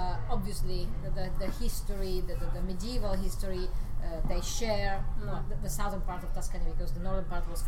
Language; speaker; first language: English; non-native, fluent; Italian